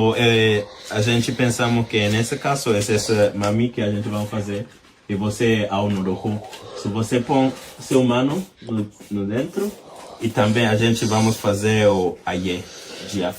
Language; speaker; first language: Portuguese; non-native, learner; English